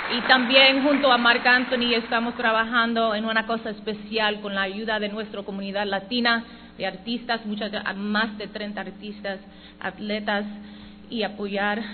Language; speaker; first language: Spanish; early bilingual, heritage; Spanish